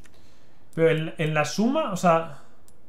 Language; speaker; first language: Spanish; native; Spanish